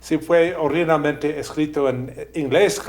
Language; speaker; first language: Spanish; non-native, fluent; English